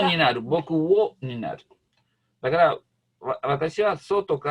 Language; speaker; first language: Japanese; non-native, learner; Italian